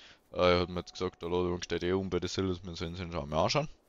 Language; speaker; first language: German; native; German